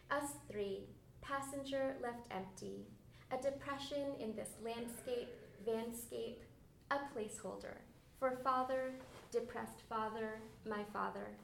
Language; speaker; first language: English; early bilingual, other home language; Bangla